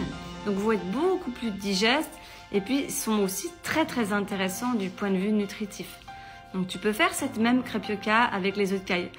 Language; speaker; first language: French; native; French